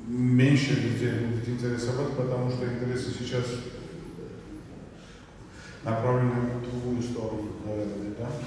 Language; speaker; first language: Russian; non-native, fluent; Georgian